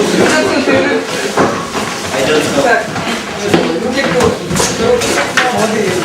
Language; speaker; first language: Russian; native; Russian